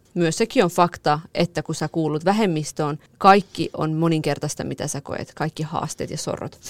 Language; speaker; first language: Finnish; early bilingual, other home language; Kurdish